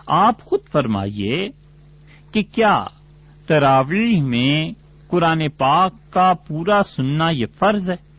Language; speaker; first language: Urdu; non-native, local second language; Punjabi